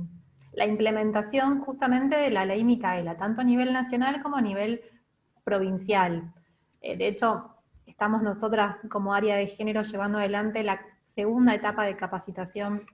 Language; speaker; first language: Spanish; native; Spanish